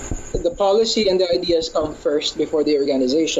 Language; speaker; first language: English; non-native, local second language; Hiligaynon